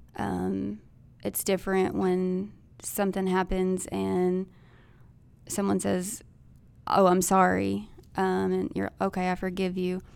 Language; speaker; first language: English; native; English